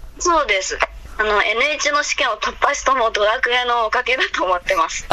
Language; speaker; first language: Japanese; non-native, fluent; Chinese